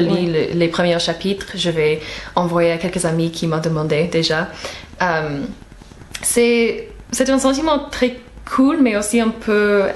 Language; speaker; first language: French; non-native, fluent; English